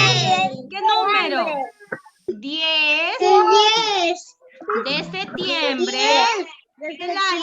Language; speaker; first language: Spanish; native; Spanish